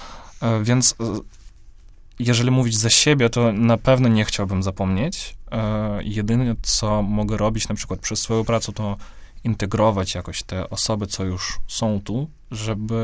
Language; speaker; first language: Polish; non-native, fluent; Russian